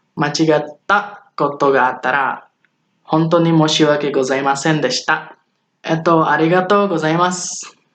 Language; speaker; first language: Japanese; non-native, learner; Indonesian